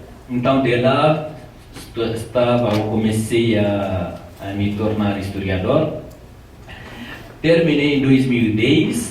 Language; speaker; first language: Portuguese; non-native, fluent; Tamasheq